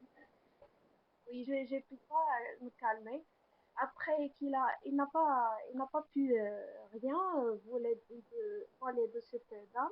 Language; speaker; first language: French; non-native, learner; Arabic